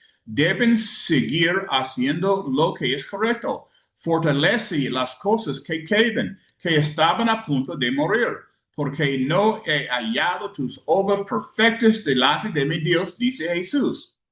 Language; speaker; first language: Spanish; non-native, learner; English